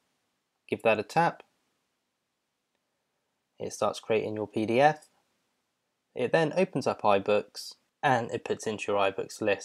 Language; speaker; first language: English; native; English